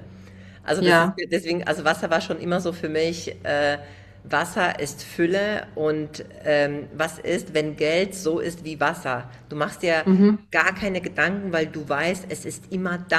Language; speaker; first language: German; native; German